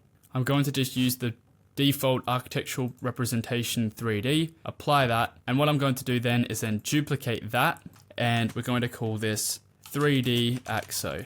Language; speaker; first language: English; native; English